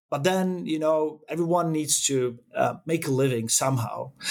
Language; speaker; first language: English; non-native, fluent; Czech